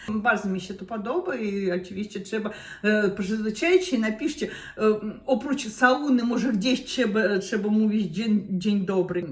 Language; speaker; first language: Polish; non-native, learner; Russian